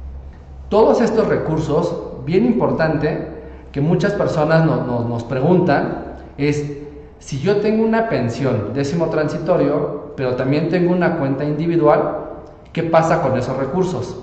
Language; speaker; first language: Spanish; native; Spanish